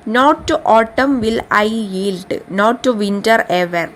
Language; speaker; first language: English; non-native, local second language; Malayalam